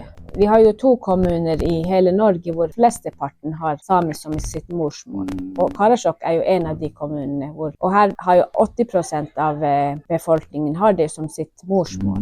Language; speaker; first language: Norwegian; non-native, local second language; Northern Sami